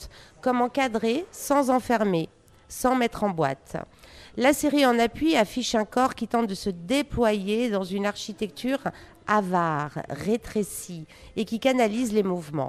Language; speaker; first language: French; native; French